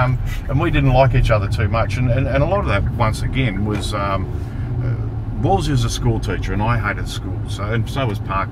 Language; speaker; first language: English; native; English